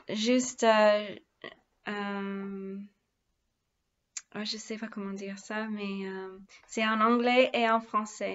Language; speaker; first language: French; non-native, fluent; English